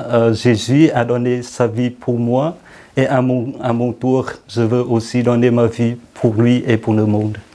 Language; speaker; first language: French; non-native, fluent; Vietnamese